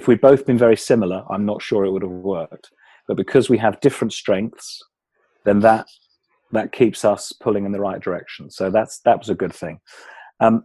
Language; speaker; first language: English; native; English